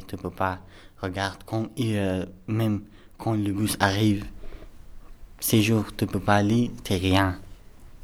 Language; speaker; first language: French; non-native, learner; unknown